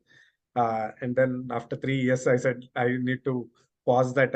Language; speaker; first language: English; non-native, local second language; Telugu